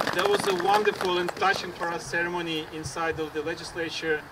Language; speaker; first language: English; non-native, fluent; Ukrainian